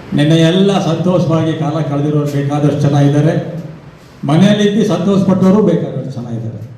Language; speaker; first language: Kannada; native; Kannada